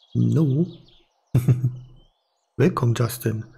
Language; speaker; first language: English; non-native, fluent; German